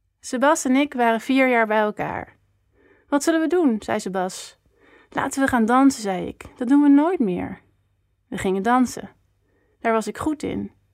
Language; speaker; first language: Dutch; native; Dutch